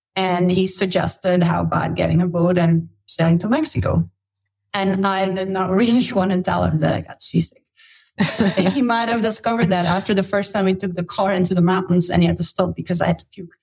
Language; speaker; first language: English; non-native, fluent; Dutch